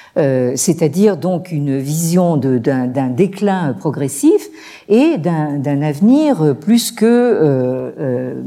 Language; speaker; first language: French; native; French